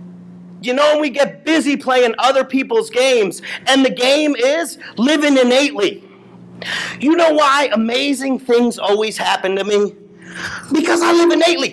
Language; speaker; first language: English; native; English